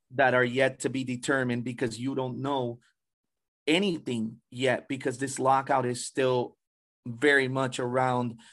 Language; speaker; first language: English; early bilingual, other home language; Spanish